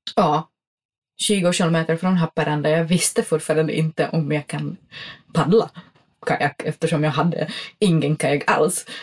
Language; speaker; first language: Swedish; non-native, fluent; Czech